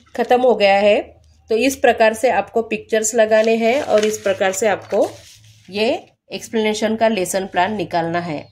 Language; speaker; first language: Hindi; non-native, local second language; Marathi